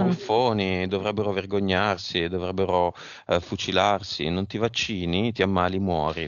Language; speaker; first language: Italian; native; Italian